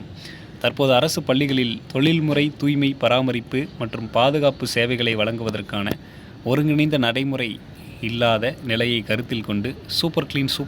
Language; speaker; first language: Tamil; native; Tamil